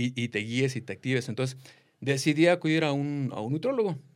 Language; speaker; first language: Spanish; native; Spanish